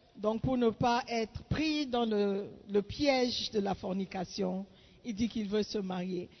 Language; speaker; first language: French; non-native, fluent; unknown